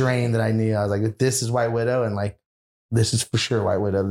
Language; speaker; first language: English; native; English